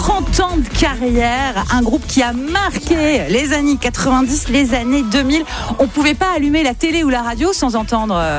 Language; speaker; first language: French; native; French